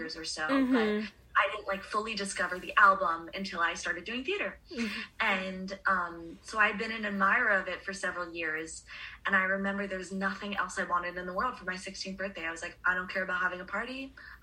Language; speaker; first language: English; native; English